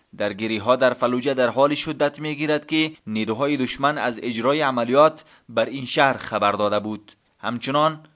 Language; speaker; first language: Persian; native; Persian